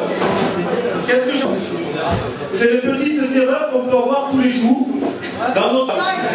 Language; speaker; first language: French; native; French